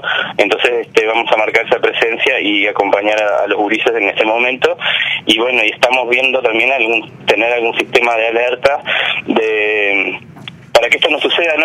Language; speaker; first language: Spanish; native; Spanish